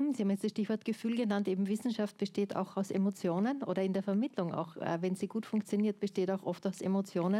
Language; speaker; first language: German; native; German